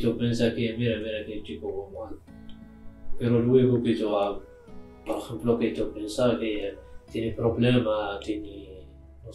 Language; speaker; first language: Spanish; non-native, learner; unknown